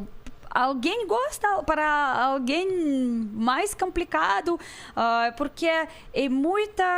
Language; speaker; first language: Portuguese; non-native, fluent; Russian